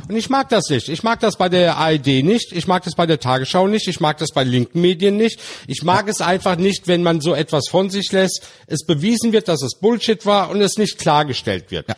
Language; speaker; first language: German; early bilingual, other home language; Turkish